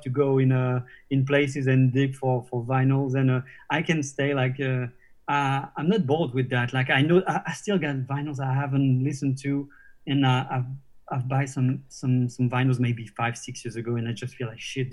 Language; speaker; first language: English; non-native, fluent; French